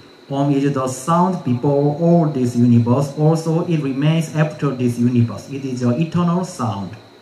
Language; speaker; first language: English; non-native, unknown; Korean